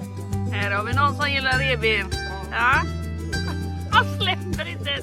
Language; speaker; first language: Swedish; native; Swedish